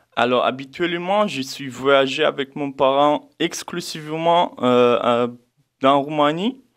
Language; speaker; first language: French; non-native, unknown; Romanian